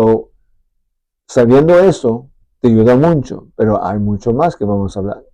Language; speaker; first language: Spanish; early bilingual, heritage; Spanish